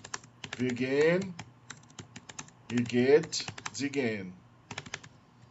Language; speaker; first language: German; non-native, fluent; Portuguese